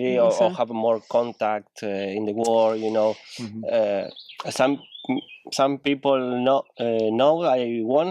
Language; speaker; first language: English; non-native, learner; Spanish